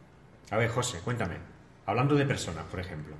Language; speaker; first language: Spanish; native; Spanish